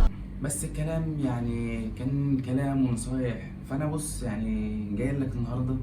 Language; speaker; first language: Arabic; native; Arabic